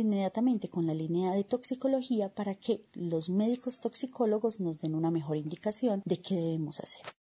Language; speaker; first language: Spanish; native; Spanish